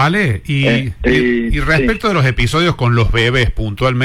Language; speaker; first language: Spanish; native; Spanish